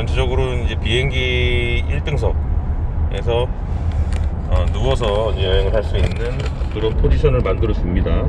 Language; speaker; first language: Korean; native; Korean